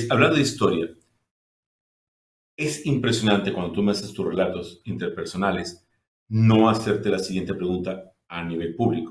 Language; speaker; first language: Spanish; native; Spanish